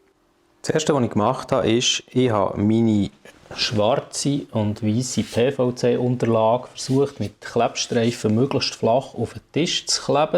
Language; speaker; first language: German; native; German